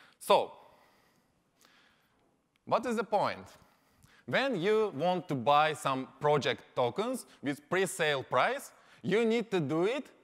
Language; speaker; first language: English; non-native, learner; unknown